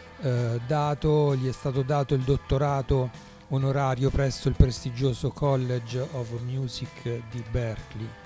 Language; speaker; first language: Italian; native; Italian